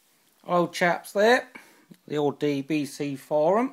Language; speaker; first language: English; native; English